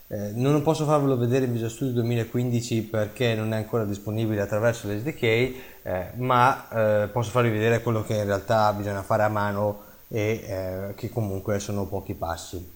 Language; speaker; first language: Italian; native; Italian